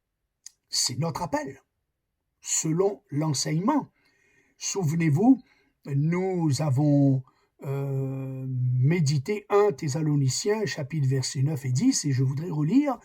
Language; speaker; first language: French; native; French